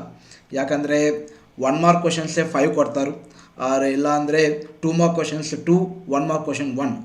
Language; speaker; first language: Kannada; non-native, fluent; Telugu